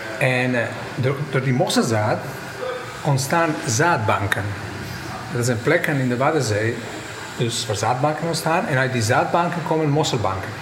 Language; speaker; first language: Dutch; non-native, fluent; Croatian